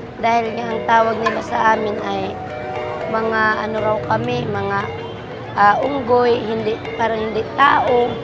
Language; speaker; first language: Filipino; non-native, local second language; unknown